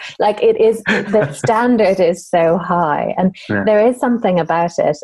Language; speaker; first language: English; native; English